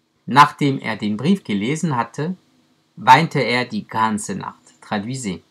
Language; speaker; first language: German; non-native, fluent; French